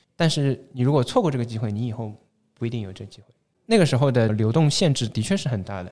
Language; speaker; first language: Chinese; non-native, local second language; Wu Chinese